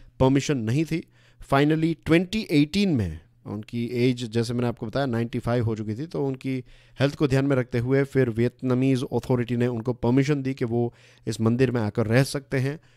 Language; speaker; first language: Hindi; non-native, local second language; Gujarati